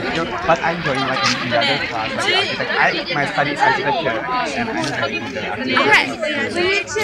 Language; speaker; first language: English; non-native, learner; Indonesian